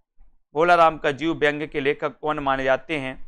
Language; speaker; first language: Hindi; native; Hindi